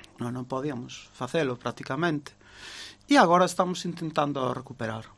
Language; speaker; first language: Galician; native; Galician